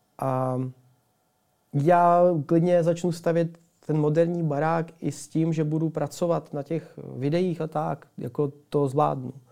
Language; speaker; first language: Czech; early bilingual, other home language; Ukrainian